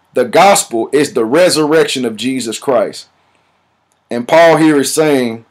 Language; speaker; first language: English; native; English